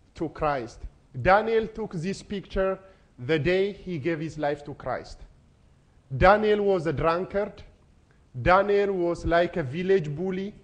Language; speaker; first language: English; non-native, fluent; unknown